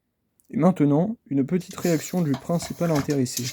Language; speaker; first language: French; native; French